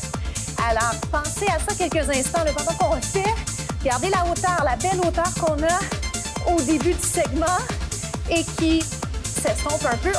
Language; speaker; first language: French; native; French